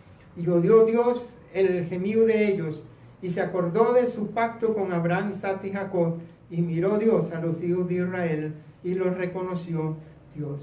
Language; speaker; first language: Spanish; native; Spanish